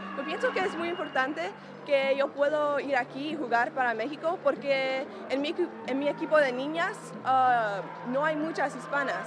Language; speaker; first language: Spanish; early bilingual, heritage; Spanish